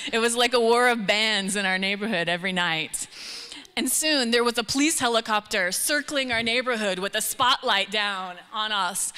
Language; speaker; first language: English; native; English